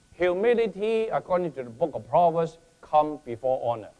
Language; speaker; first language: English; non-native, fluent; Chinese